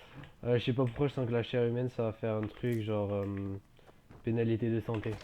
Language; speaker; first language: French; native; French